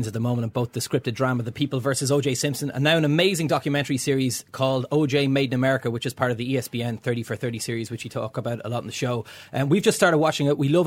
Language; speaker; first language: English; native; English